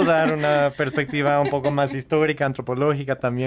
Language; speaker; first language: Spanish; non-native, fluent; English